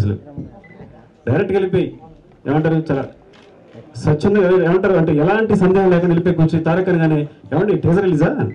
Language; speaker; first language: Telugu; native; Telugu